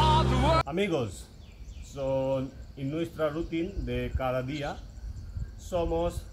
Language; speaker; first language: Spanish; non-native, learner; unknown